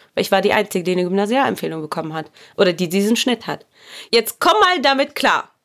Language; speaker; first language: German; early bilingual, other home language; Arabic